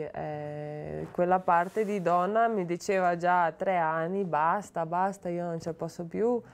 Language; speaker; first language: Italian; non-native, learner; Slovenian